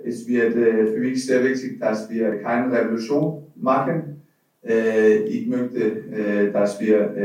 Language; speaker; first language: German; non-native, learner; Danish